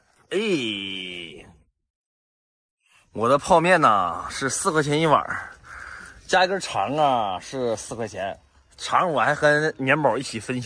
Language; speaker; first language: Chinese; native; Chinese